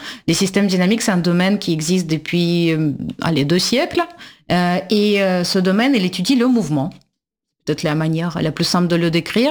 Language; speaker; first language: French; non-native, fluent; Russian